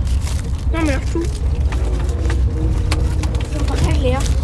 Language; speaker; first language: French; native; French